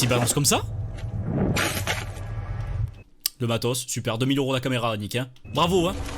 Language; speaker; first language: French; native; French